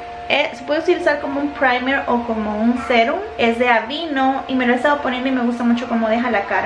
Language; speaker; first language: Spanish; native; Spanish